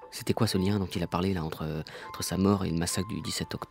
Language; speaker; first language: French; native; French